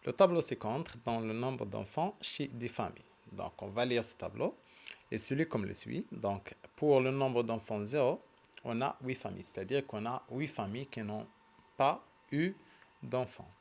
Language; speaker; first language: French; non-native, local second language; Arabic